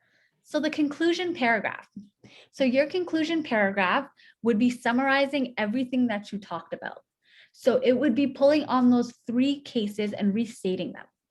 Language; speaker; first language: English; non-native, fluent; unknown